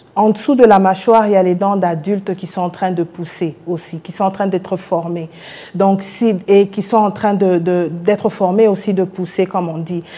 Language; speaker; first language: French; non-native, local second language; Lingala